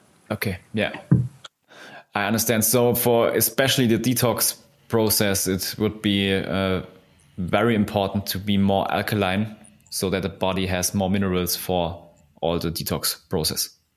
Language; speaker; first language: English; non-native, fluent; German